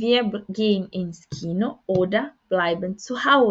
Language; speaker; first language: German; non-native, fluent; Portuguese